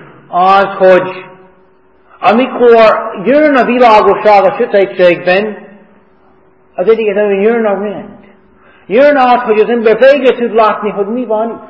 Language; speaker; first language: Hungarian; non-native, fluent; English